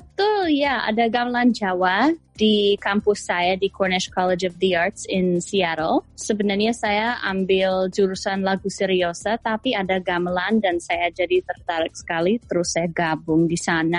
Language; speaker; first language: Indonesian; non-native, fluent; English